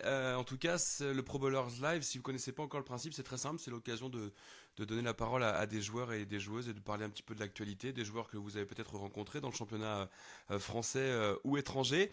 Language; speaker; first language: French; native; French